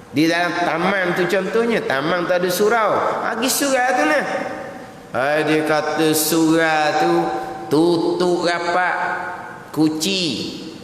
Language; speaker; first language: Malay; native; Malay